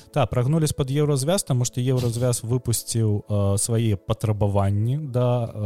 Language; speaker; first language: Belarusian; non-native, local second language; Russian